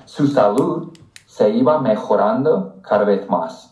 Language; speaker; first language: Spanish; non-native, fluent; English